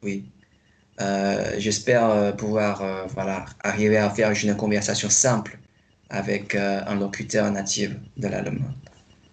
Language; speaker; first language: French; non-native, fluent; Chinese